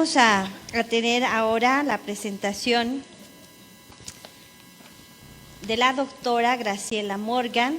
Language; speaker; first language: Spanish; native; Spanish